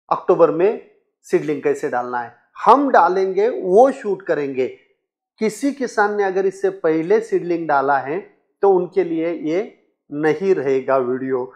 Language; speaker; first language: Hindi; non-native, local second language; Marathi